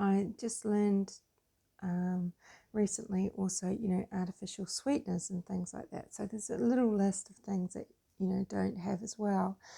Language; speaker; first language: English; native; English